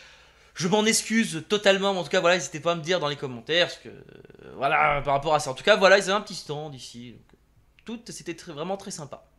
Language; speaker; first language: French; native; French